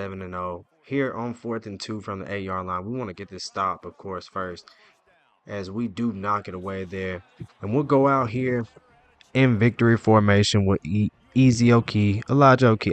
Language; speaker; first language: English; native; English